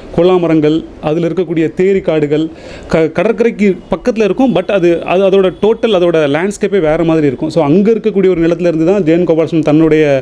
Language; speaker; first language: Tamil; native; Tamil